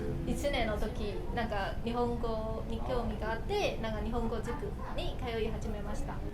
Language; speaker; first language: Japanese; non-native, fluent; Chinese